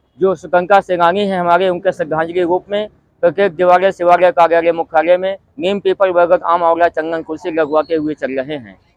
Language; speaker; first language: Hindi; native; Hindi